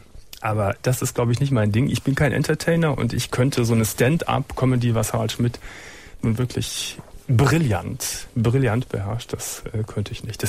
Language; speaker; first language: German; native; German